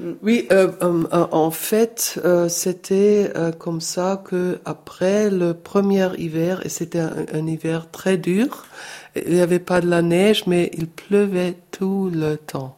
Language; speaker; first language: French; non-native, fluent; German